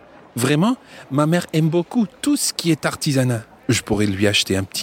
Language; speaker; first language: French; non-native, fluent; English